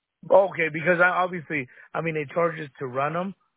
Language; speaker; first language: English; early bilingual, other home language; Spanish